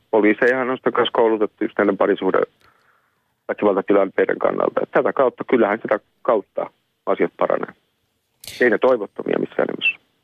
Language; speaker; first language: Finnish; native; Finnish